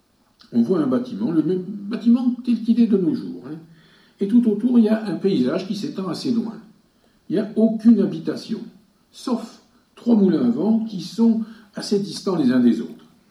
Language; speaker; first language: French; native; French